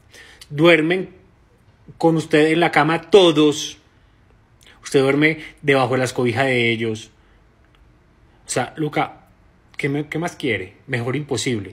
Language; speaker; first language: Spanish; native; Spanish